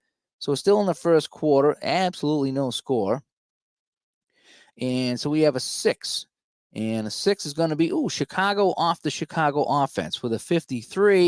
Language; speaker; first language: English; native; English